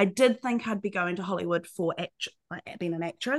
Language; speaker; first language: English; native; English